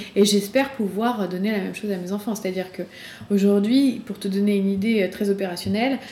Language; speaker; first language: French; native; French